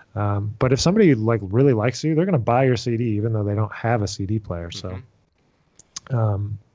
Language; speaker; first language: English; native; English